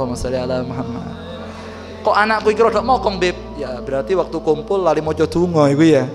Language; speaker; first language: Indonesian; non-native, local second language; Javanese